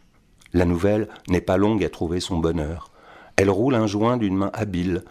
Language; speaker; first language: French; native; French